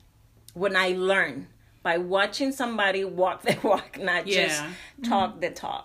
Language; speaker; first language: English; non-native, fluent; Spanish